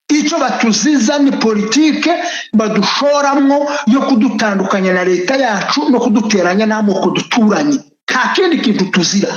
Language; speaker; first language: Kinyarwanda; native; Kinyarwanda